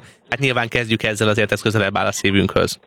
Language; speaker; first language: Hungarian; native; Hungarian